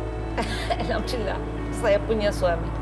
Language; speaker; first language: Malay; non-native, fluent; Turkish